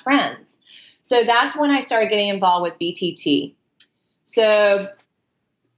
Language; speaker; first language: English; native; English